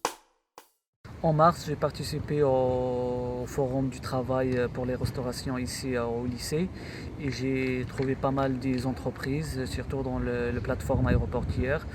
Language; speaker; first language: French; non-native, local second language; Arabic